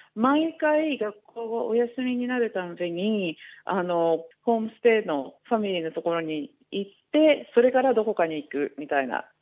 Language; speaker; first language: Japanese; native; Japanese